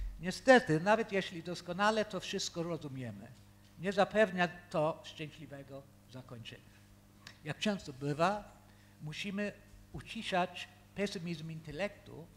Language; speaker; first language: Polish; early bilingual, heritage; Polish